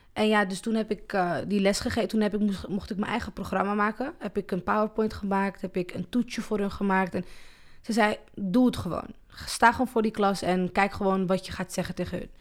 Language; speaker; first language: Dutch; early bilingual, other home language; Arabic